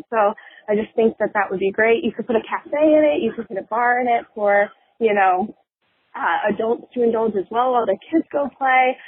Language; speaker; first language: English; native; English